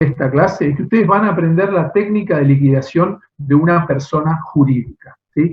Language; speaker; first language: Spanish; native; Spanish